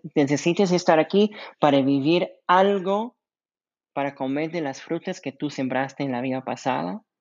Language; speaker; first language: Spanish; non-native, fluent; English